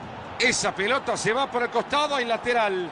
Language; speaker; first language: Spanish; native; Spanish